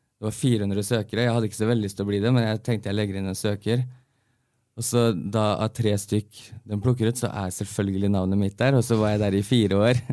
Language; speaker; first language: Norwegian; early bilingual, heritage; Norwegian